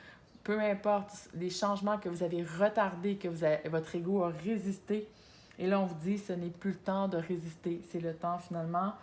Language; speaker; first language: French; native; French